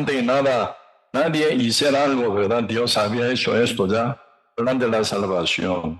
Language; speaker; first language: Spanish; non-native, learner; Korean